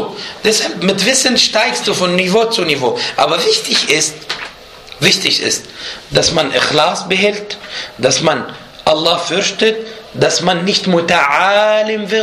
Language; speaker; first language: German; non-native, fluent; Arabic